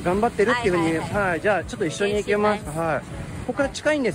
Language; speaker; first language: Japanese; native; Japanese